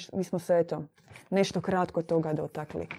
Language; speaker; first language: Croatian; native; Croatian